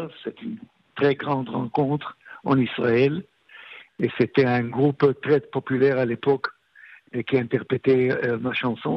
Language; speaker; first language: French; non-native, fluent; Hebrew